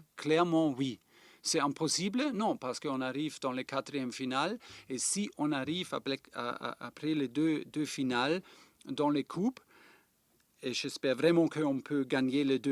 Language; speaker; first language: French; non-native, fluent; German